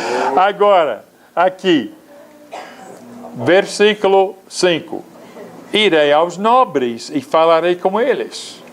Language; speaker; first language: Portuguese; non-native, fluent; English